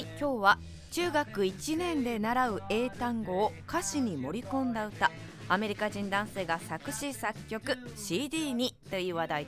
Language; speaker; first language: Japanese; native; Japanese